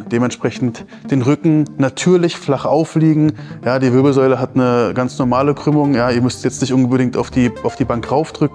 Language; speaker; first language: German; native; German